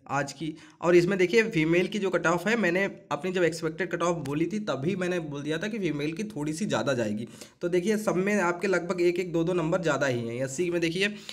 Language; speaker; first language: Hindi; native; Hindi